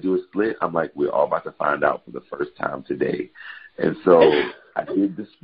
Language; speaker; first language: English; native; English